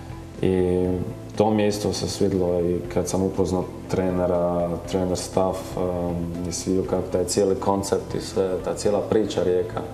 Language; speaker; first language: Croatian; early bilingual, heritage; Croatian